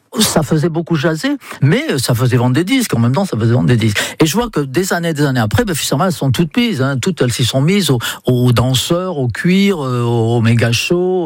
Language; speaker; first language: French; non-native, fluent; English